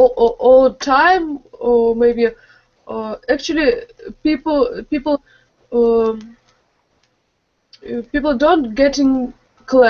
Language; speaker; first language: English; non-native, learner; Russian